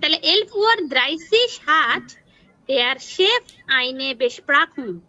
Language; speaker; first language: German; non-native, learner; Bangla